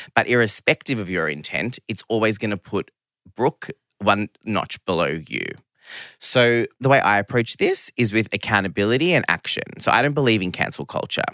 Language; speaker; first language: English; non-native, local second language; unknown